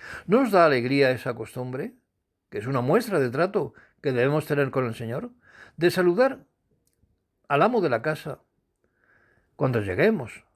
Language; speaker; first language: Spanish; native; Spanish